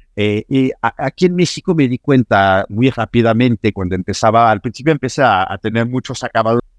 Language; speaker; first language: Spanish; non-native, fluent; French